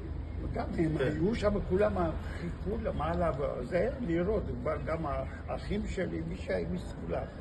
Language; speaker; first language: Hebrew; non-native, fluent; Hungarian